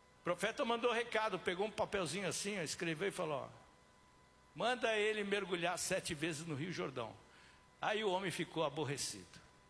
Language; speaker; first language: Portuguese; native; Portuguese